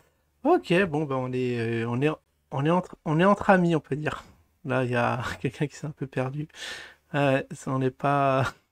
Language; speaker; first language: French; native; French